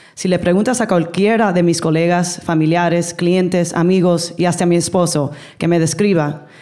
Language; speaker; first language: Spanish; early bilingual, heritage; Spanish